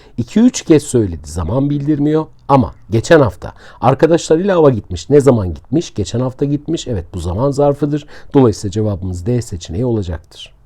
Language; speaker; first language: Turkish; native; Turkish